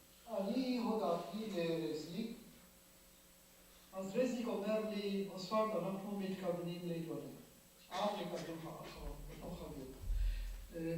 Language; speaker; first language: Hebrew; non-native, fluent; Polish